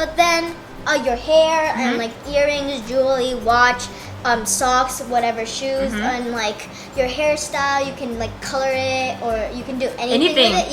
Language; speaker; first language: English; non-native, fluent; Japanese